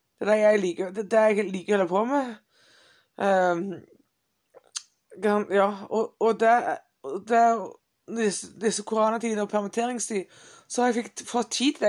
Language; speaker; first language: Norwegian; non-native, fluent; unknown